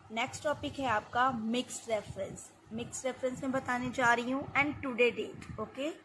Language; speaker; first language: Hindi; native; Hindi